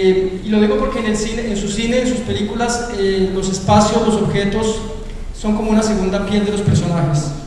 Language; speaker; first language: Spanish; native; Spanish